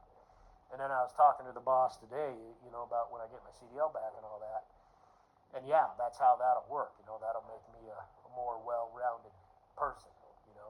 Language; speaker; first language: English; native; English